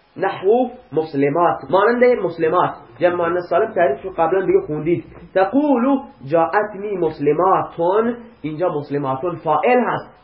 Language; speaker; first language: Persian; non-native, local second language; Baluchi